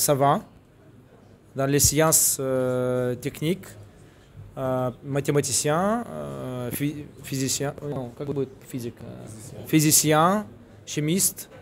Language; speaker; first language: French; non-native, fluent; Russian